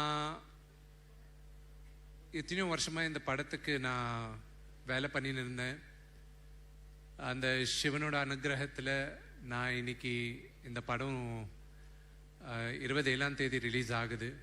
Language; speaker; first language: Tamil; non-native, local second language; Telugu